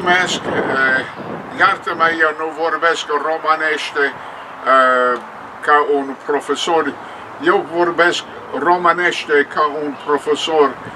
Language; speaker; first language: Romanian; non-native, learner; English